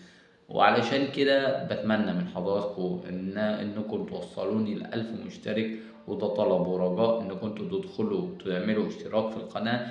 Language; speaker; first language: Arabic; native; Arabic